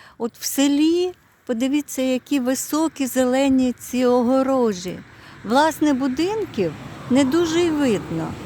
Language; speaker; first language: Ukrainian; non-native, local second language; Russian